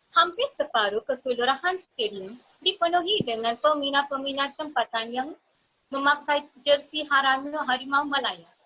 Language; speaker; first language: Malay; non-native, local second language; Tamil